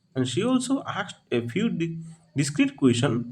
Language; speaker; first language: English; non-native, local second language; Assamese